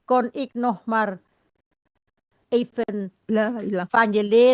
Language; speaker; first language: Dutch; non-native, fluent; Indonesian